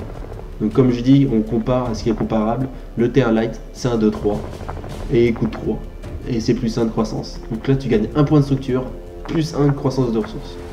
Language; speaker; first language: French; native; French